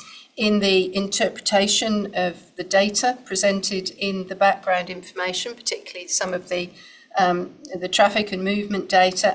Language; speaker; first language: English; native; English